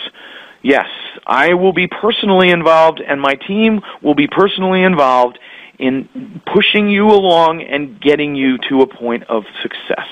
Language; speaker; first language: English; native; English